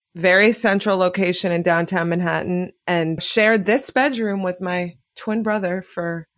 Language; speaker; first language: English; native; English